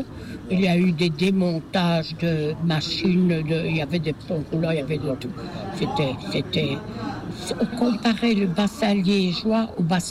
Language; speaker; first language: French; native; French